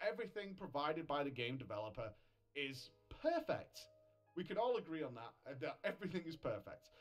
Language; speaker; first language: English; native; English